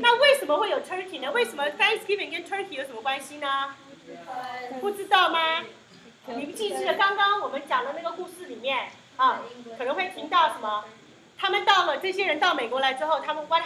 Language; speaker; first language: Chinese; early bilingual, heritage; Chinese